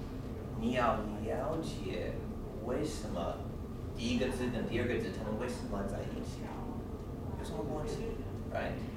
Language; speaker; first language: Chinese; non-native, learner; English